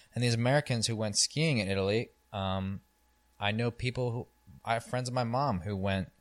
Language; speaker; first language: English; native; English